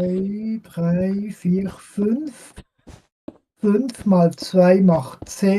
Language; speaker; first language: German; non-native, fluent; French